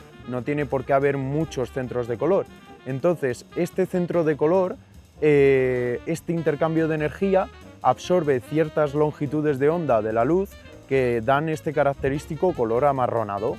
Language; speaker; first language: Spanish; native; Spanish